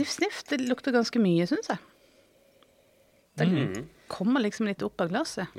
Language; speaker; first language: Norwegian; native; Norwegian